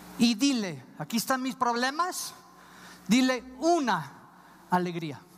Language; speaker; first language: Spanish; non-native, fluent; English